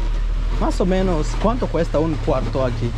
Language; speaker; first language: Spanish; non-native, learner; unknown